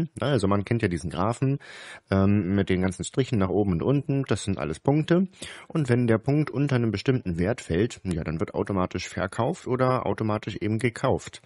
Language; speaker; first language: German; native; German